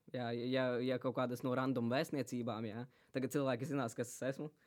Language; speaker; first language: Latvian; native; Latvian